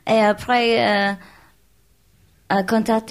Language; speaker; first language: French; non-native, learner; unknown